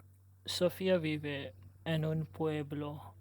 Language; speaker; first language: Spanish; non-native, learner; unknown